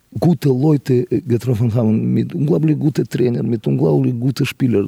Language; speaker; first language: German; non-native, fluent; Russian